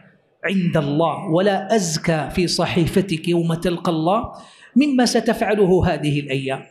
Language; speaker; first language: Arabic; native; Arabic